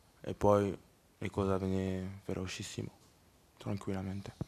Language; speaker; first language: Italian; non-native, learner; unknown